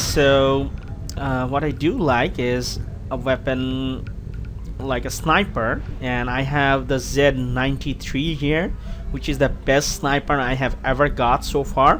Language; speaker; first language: English; non-native, fluent; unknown